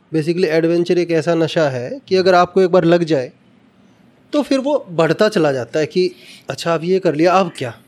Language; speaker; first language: Hindi; native; Hindi